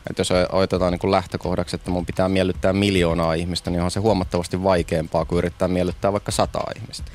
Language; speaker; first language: Finnish; native; Finnish